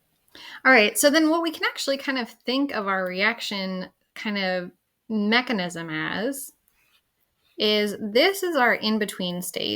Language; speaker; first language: English; native; English